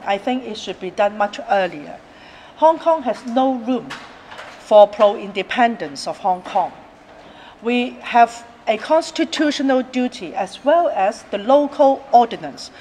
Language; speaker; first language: English; non-native, local second language; Cantonese